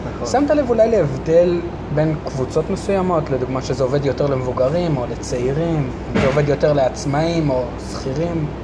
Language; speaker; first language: Hebrew; native; Hebrew